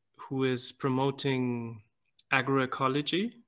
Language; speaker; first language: English; non-native, fluent; German